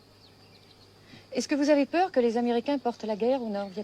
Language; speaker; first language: French; native; French